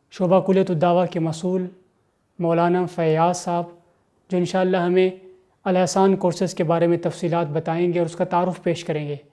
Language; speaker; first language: Urdu; native; Urdu